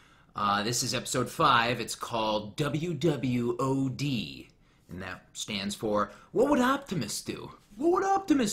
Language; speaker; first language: English; native; English